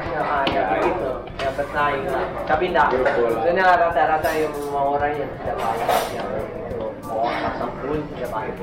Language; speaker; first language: Indonesian; non-native, fluent; Italian